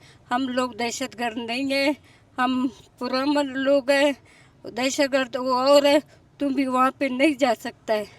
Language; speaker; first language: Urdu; non-native, local second language; Baluchi